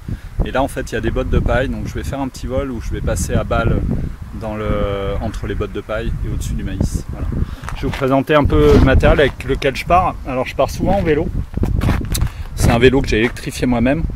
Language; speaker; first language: French; native; French